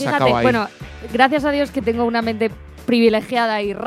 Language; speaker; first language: Spanish; native; Spanish